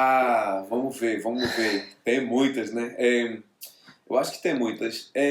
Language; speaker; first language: Portuguese; non-native, fluent; English